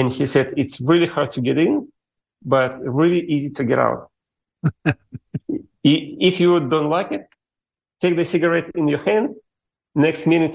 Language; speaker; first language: English; non-native, fluent; Russian